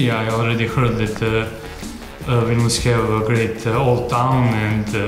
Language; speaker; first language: English; non-native, fluent; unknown